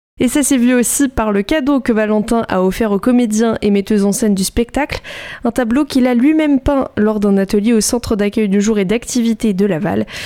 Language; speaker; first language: French; native; French